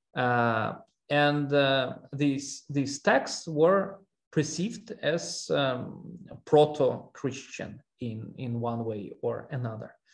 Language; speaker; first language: English; non-native, fluent; Armenian